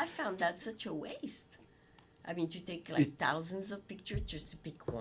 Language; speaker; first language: English; non-native, fluent; French